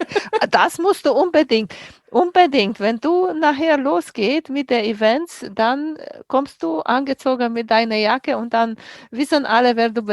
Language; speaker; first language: German; non-native, fluent; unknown